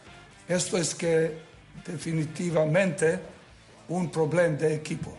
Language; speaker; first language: Spanish; non-native, learner; Serbian